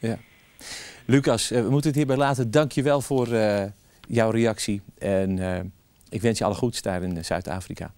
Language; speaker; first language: Dutch; native; Dutch